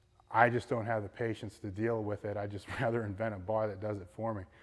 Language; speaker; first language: English; native; English